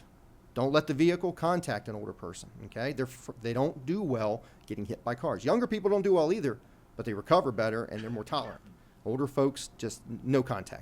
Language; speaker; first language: English; native; English